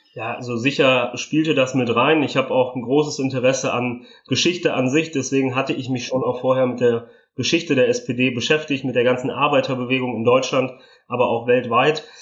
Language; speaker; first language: German; early bilingual, other home language; Italian